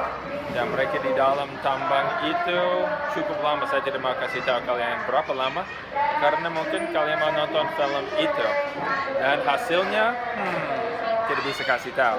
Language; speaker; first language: Indonesian; non-native, fluent; English